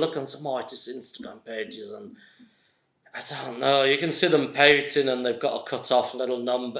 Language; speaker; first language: English; native; English